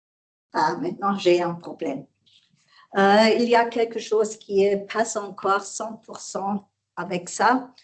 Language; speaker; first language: French; non-native, learner; German